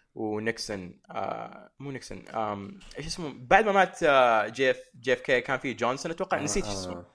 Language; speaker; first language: Arabic; early bilingual, heritage; Arabic